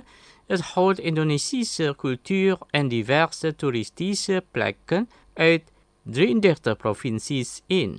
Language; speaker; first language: Dutch; non-native, learner; Indonesian